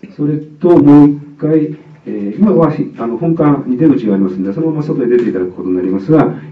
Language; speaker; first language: Japanese; native; Japanese